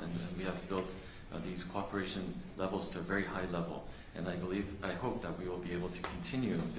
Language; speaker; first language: English; non-native, fluent; Korean